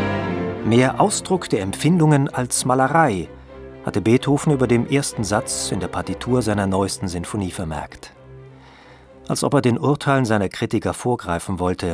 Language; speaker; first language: German; native; German